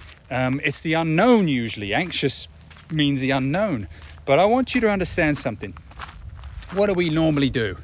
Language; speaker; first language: English; native; English